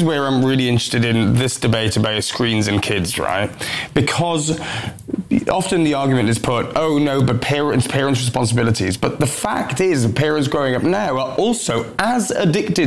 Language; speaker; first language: English; native; English